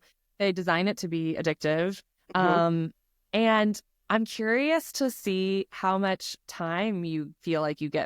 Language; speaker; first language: English; native; English